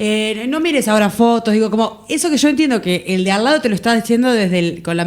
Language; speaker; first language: Spanish; native; Spanish